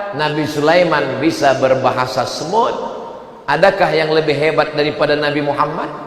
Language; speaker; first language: Indonesian; native; Indonesian